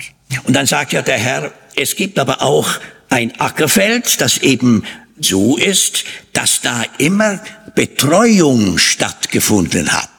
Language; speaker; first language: German; native; German